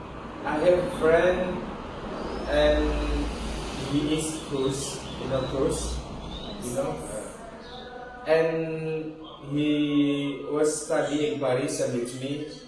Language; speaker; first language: English; non-native, learner; Indonesian